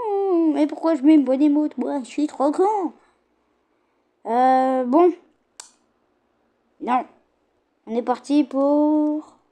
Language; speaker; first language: French; native; French